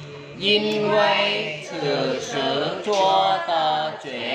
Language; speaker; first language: Chinese; non-native, learner; Vietnamese